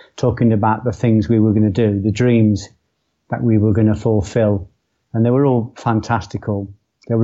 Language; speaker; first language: English; native; English